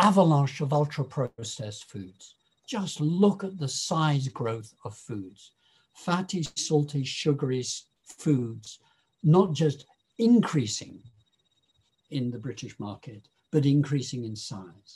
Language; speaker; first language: English; native; English